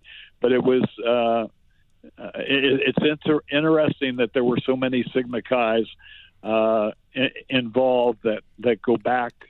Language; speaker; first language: English; native; English